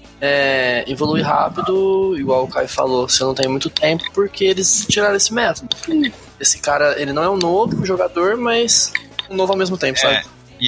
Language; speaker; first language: Portuguese; native; Portuguese